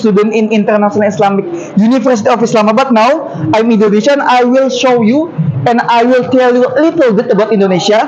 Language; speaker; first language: English; non-native, learner; Indonesian